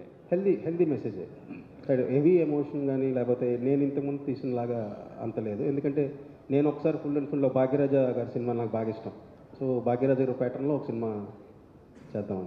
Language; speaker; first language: Telugu; native; Telugu